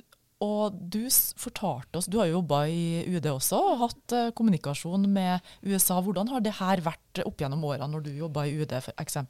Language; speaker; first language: Norwegian; native; Norwegian